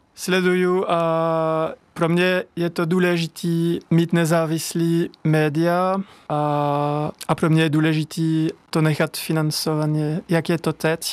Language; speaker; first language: Czech; non-native, learner; French